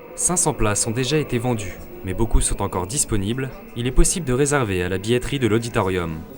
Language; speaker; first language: French; native; French